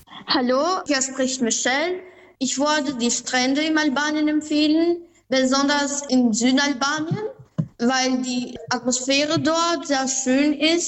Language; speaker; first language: German; non-native, fluent; Albanian